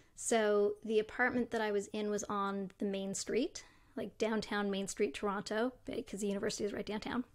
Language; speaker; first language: English; native; English